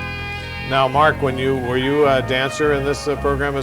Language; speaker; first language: English; native; English